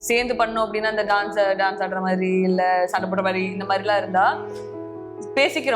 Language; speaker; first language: Tamil; native; Tamil